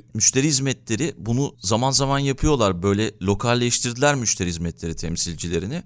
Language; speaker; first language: Turkish; native; Turkish